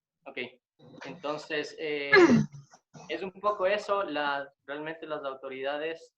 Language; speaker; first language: Spanish; native; Spanish